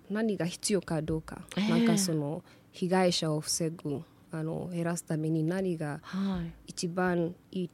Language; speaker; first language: Japanese; non-native, learner; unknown